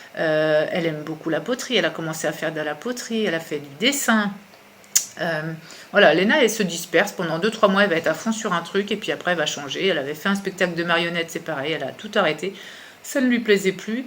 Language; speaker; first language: French; native; French